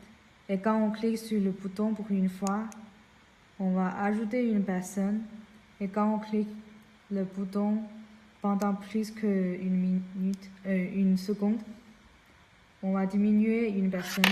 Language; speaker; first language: French; non-native, learner; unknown